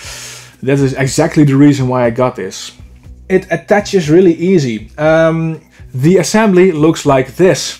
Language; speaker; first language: English; non-native, fluent; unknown